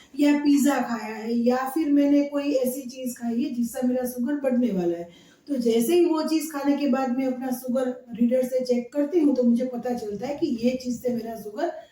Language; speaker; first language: Hindi; non-native, local second language; Gujarati